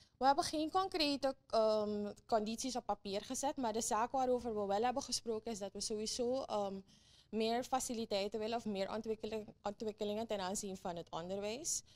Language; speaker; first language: Dutch; native; Dutch